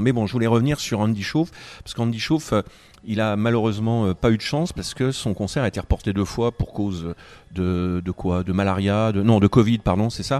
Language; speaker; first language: French; native; French